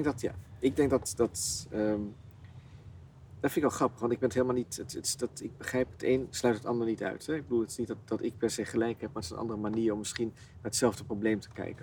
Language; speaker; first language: Dutch; native; Dutch